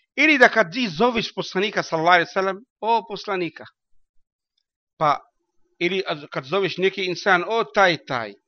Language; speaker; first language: Bosnian; non-native, learner; Arabic